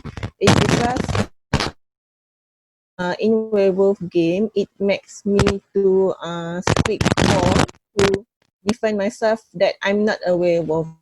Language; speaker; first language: English; non-native, fluent; Malay